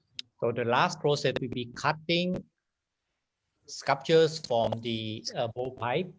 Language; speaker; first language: English; non-native, fluent; Thai